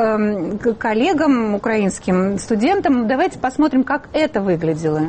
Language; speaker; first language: Russian; native; Russian